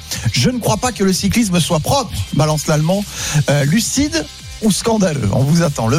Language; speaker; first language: French; native; French